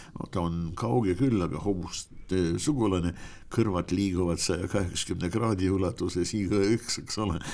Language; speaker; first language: Estonian; non-native, local second language; Russian